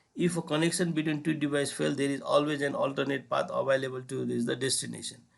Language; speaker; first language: English; non-native, local second language; Nepali